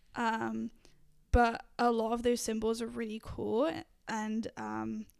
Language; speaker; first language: English; native; English